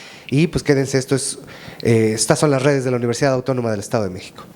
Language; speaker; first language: Spanish; native; Spanish